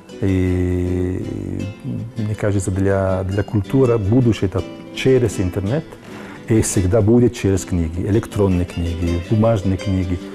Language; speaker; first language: Russian; non-native, learner; Italian